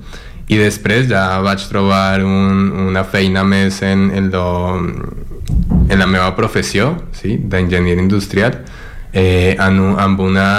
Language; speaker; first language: Catalan; non-native, learner; Spanish